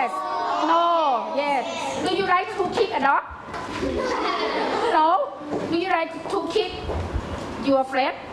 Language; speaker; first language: English; non-native, learner; Thai